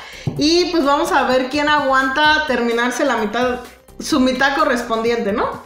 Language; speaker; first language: Spanish; native; Spanish